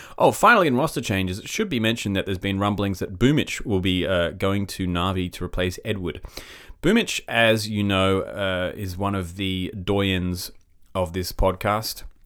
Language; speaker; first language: English; native; English